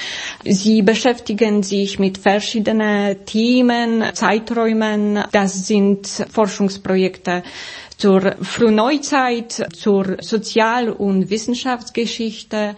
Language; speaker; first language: German; non-native, fluent; Polish